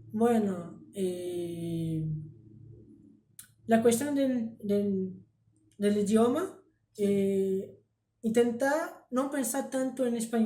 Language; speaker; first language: Spanish; early bilingual, heritage; Spanish